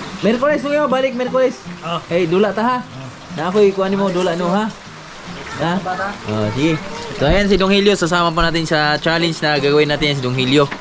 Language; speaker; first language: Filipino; non-native, local second language; Cebuano